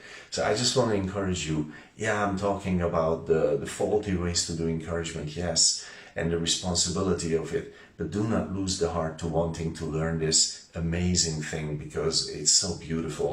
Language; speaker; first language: English; non-native, fluent; Hungarian